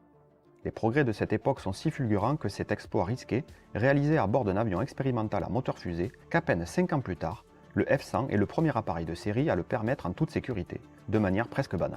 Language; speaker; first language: French; native; French